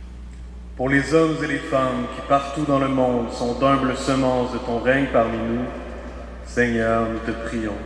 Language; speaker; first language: French; native; French